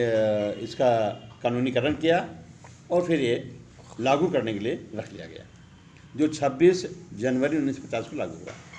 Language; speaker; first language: Hindi; native; Hindi